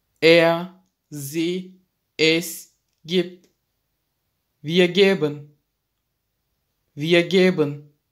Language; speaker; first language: German; non-native, fluent; Turkish